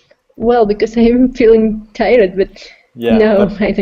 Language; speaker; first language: English; non-native, fluent; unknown